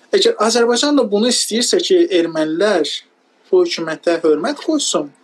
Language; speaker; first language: Azerbaijani; non-native, local second language; Talysh